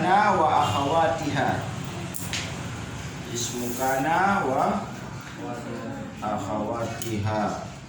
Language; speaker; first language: Arabic; non-native, fluent; Indonesian